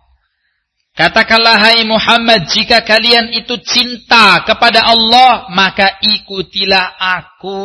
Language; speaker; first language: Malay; non-native, local second language; Javanese